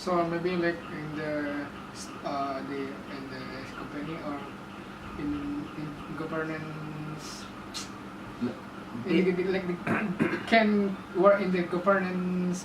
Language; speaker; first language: English; non-native, learner; Indonesian